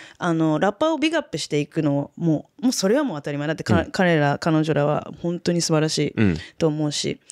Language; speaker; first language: Japanese; native; Japanese